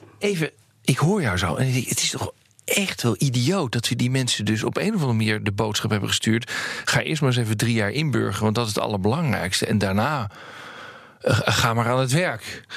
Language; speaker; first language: Dutch; native; Dutch